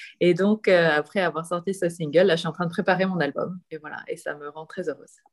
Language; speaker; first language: French; early bilingual, other home language; Korean